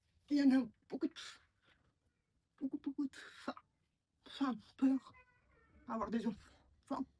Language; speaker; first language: French; non-native, learner; Mongolian